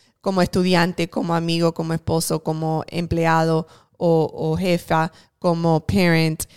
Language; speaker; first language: Spanish; early bilingual, other home language; English